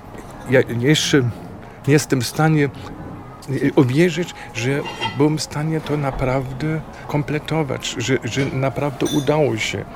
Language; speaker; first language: Polish; non-native, fluent; German